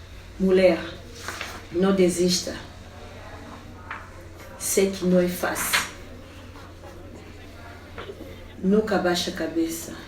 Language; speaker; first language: Portuguese; non-native, fluent; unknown